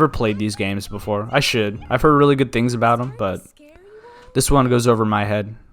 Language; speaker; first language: English; native; English